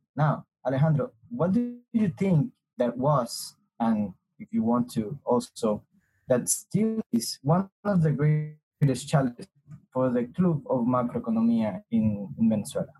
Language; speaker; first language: English; non-native, fluent; Spanish